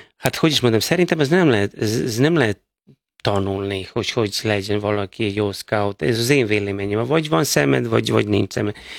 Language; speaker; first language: Hungarian; non-native, fluent; Serbian